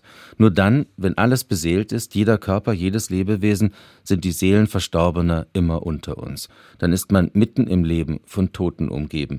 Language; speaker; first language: German; native; German